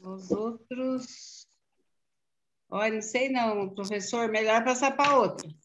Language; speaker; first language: Spanish; non-native, learner; Portuguese